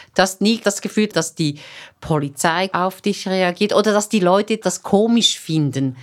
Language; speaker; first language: German; native; German